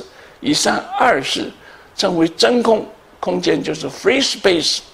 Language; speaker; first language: Chinese; native; Chinese